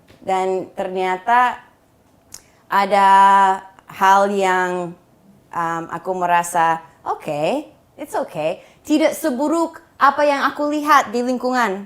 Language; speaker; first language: Indonesian; non-native, fluent; English